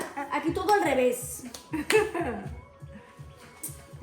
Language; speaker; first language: Spanish; early bilingual, other home language; Portuguese